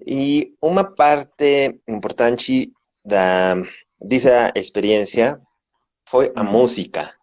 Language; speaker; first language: Portuguese; non-native, learner; Spanish